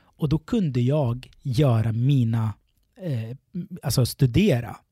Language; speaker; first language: Swedish; early bilingual, other home language; Arabic